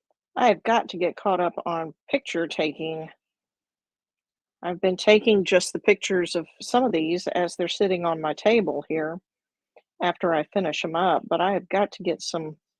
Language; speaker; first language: English; native; English